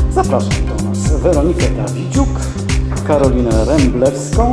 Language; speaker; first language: Polish; native; Polish